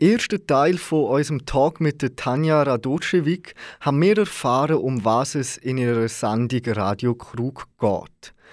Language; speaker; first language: German; native; German